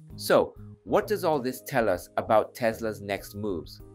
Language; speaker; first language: English; non-native, fluent; Japanese